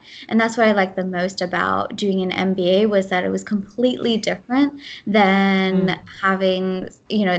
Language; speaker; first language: English; early bilingual, other home language; Gujarati